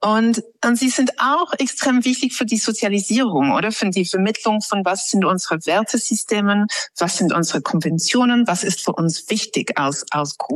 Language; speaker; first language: German; non-native, fluent; English